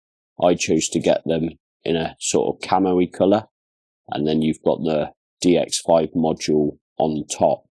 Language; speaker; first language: English; native; English